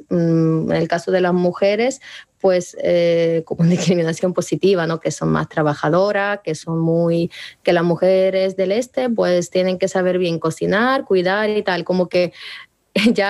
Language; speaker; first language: Spanish; early bilingual, other home language; Ukrainian